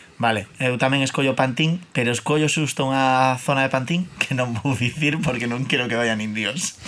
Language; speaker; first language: Galician; non-native, local second language; Spanish